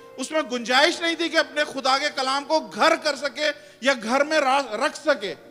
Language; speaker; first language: Urdu; non-native, local second language; Punjabi